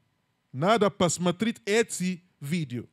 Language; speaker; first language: Russian; non-native, learner; English